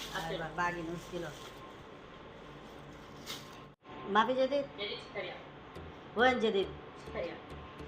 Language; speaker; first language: Arabic; non-native, learner; Bangla